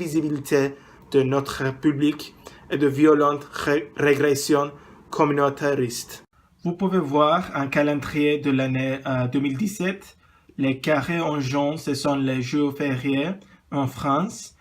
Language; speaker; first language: French; non-native, learner; English